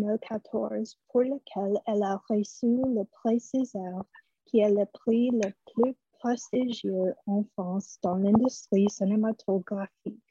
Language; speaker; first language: French; non-native, fluent; English